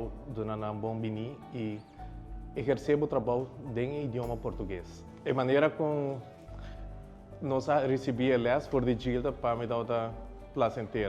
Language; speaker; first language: Portuguese; non-native, learner; Papiamento